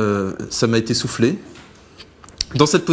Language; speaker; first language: French; native; French